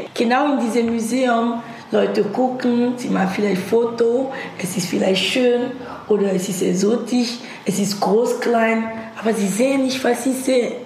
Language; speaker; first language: German; non-native, fluent; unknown